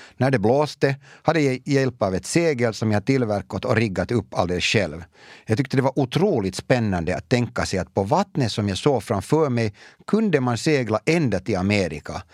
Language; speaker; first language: Swedish; native; Swedish